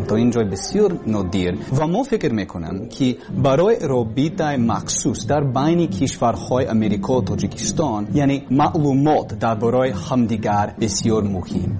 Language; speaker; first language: Persian; non-native, learner; English